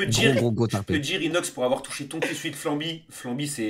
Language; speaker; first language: French; native; French